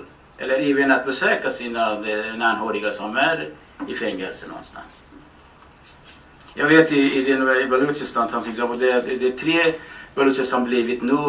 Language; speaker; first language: Swedish; non-native, fluent; Baluchi